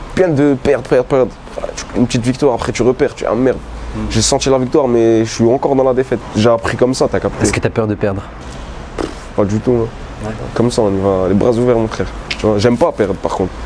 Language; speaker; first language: French; native; French